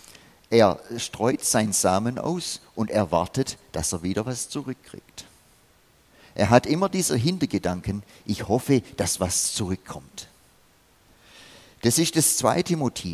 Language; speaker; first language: German; non-native, fluent; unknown